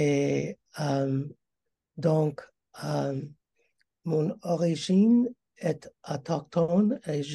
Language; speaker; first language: French; non-native, learner; English